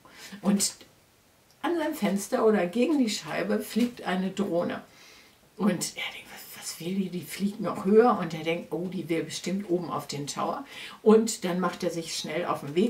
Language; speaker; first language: German; native; German